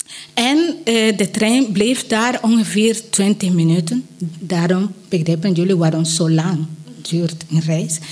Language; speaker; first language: Dutch; non-native, learner; Spanish